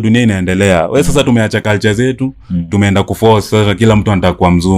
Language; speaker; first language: Swahili; native; Swahili